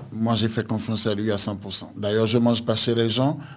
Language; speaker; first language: French; native; French